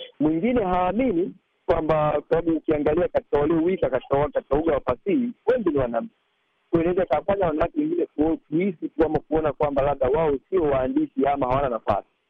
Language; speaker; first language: Swahili; native; Swahili